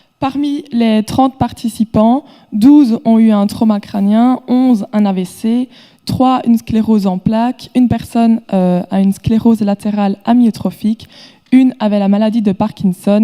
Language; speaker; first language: French; native; French